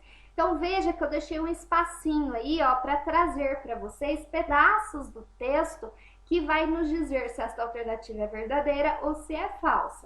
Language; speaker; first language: Portuguese; native; Portuguese